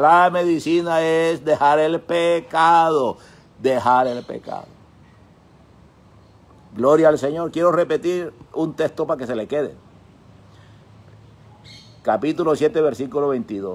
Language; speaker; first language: Spanish; native; Spanish